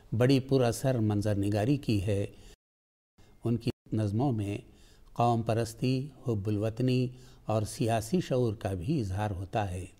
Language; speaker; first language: Urdu; native; Urdu